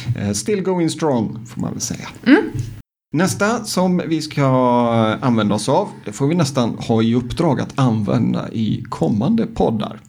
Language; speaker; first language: Swedish; native; Swedish